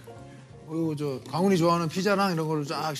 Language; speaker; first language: Korean; native; Korean